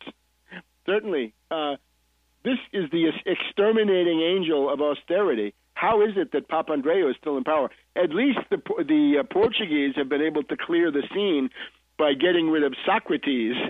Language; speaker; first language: English; native; English